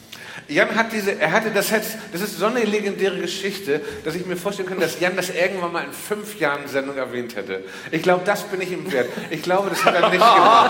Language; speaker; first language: German; native; German